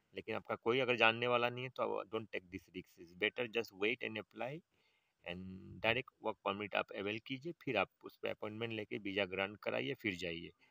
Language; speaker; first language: Hindi; native; Hindi